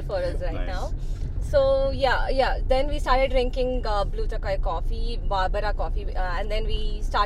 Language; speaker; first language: English; non-native, local second language; Kannada